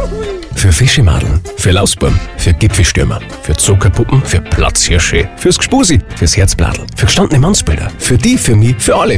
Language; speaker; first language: German; native; German